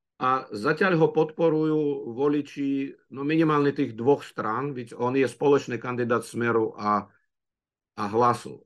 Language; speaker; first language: Slovak; non-native, fluent; Russian